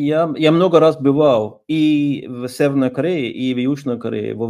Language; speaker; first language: Russian; non-native, fluent; Norwegian